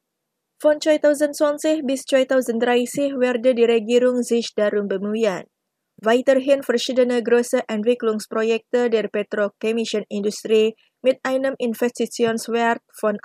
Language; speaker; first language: German; non-native, fluent; Indonesian